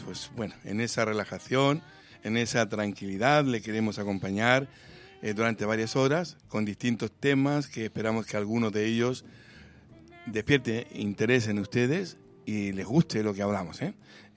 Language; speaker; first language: Spanish; native; Spanish